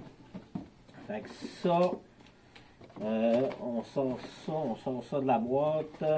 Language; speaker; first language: French; native; French